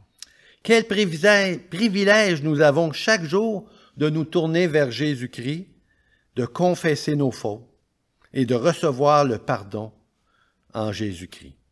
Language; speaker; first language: French; native; French